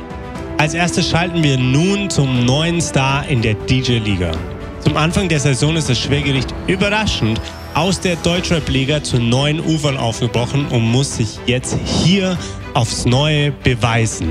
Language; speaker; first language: German; native; German